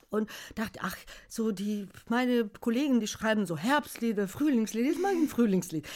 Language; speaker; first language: German; non-native, fluent; Bulgarian